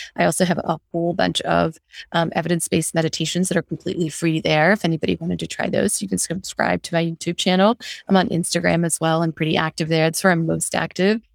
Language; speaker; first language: English; early bilingual, other home language; Hindi